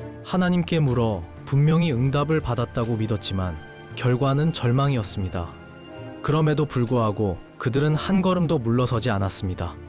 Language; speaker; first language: Korean; native; Korean